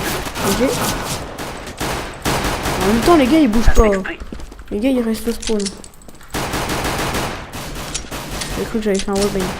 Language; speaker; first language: French; native; French